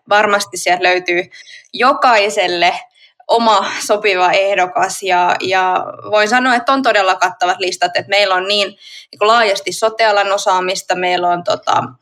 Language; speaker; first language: Finnish; native; Finnish